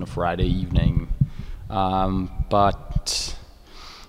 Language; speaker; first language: English; native; English